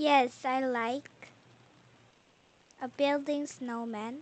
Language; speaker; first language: English; non-native, learner; Korean